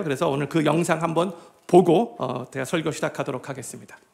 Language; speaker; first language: Korean; native; Korean